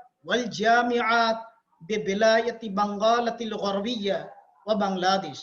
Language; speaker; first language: Arabic; non-native, fluent; Bangla